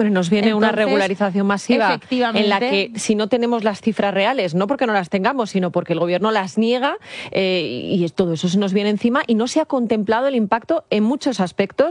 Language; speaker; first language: Spanish; native; Spanish